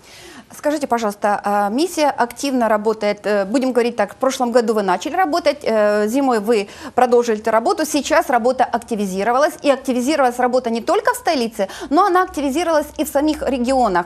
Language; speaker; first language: Russian; native; Russian